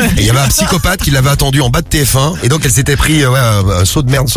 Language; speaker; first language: French; native; French